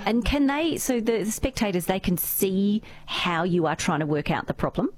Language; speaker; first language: English; native; English